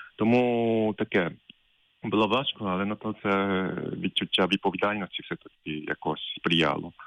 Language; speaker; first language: Ukrainian; non-native, fluent; Japanese